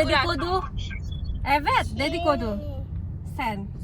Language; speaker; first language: Turkish; non-native, learner; Indonesian